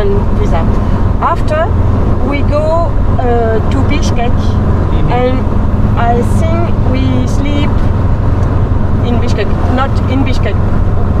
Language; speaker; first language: English; non-native, learner; French